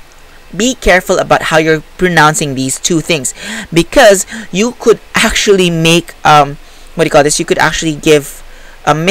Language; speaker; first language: English; non-native, local second language; Filipino